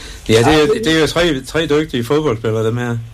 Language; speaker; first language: Danish; native; Danish